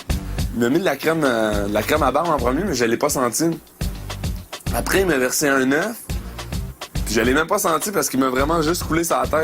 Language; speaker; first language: French; native; French